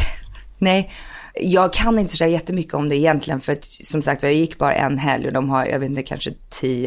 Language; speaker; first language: Swedish; early bilingual, heritage; Swedish